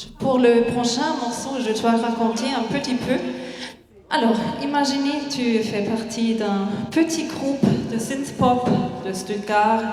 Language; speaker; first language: French; non-native, fluent; German